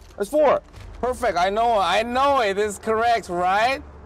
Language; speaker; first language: English; non-native, learner; Korean